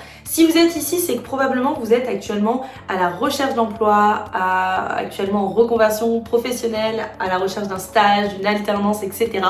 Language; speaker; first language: French; native; French